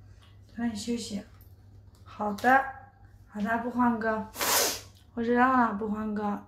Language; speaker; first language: Chinese; native; Chinese